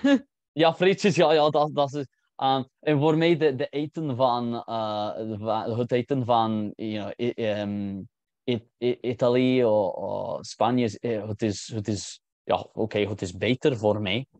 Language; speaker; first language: Dutch; non-native, learner; English